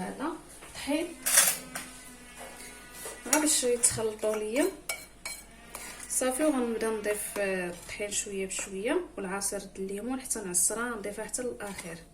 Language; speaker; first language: Arabic; native; Arabic